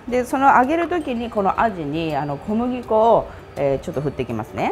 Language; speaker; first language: Japanese; native; Japanese